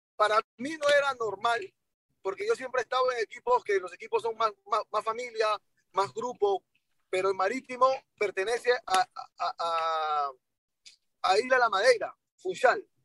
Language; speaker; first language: Spanish; native; Spanish